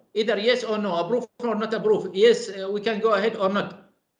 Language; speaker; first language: English; non-native, fluent; Arabic